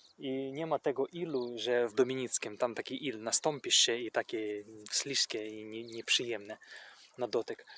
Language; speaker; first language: Polish; non-native, fluent; Russian